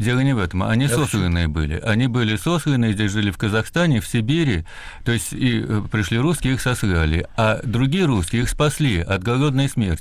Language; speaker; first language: Russian; native; Russian